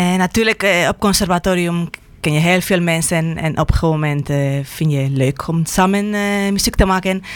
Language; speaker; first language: Dutch; non-native, fluent; Spanish